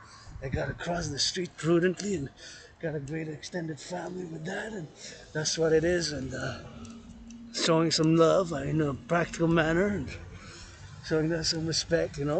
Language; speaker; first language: English; non-native, local second language; French